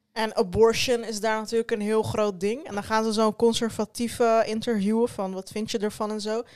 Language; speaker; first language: Dutch; early bilingual, other home language; Turkish